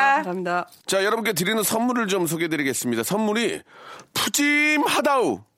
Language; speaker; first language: Korean; native; Korean